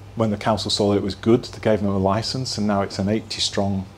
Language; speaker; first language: English; native; English